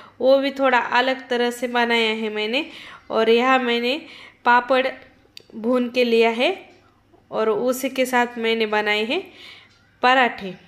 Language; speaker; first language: Hindi; non-native, local second language; Marathi